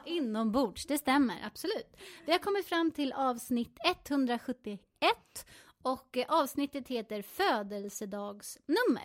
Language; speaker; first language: Swedish; native; Swedish